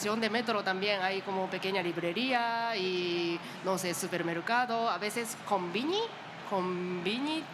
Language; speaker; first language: Spanish; non-native, learner; Japanese